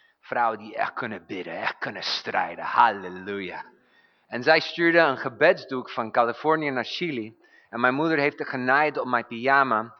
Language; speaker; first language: Dutch; non-native, fluent; English